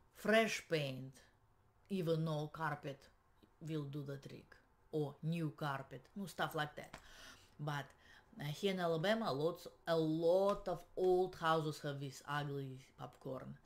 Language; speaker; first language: English; non-native, fluent; Russian